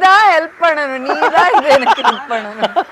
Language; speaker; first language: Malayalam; non-native, learner; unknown